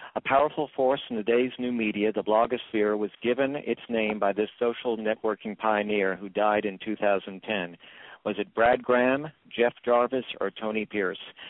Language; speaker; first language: English; native; English